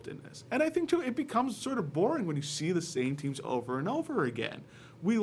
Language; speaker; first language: English; native; English